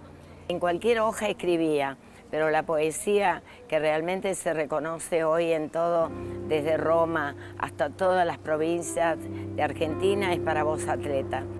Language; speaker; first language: Spanish; native; Spanish